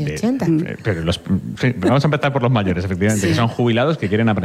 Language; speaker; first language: Spanish; native; Spanish